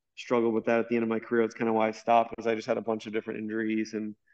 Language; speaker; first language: English; native; English